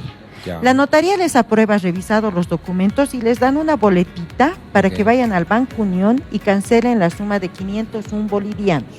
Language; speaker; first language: Spanish; native; Spanish